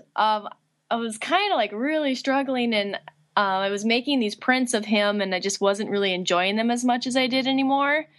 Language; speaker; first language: English; native; English